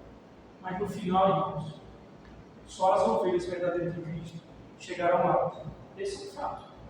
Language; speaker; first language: Portuguese; native; Portuguese